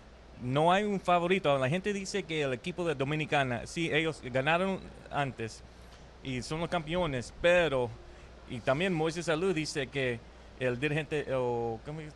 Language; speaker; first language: Spanish; early bilingual, heritage; Spanish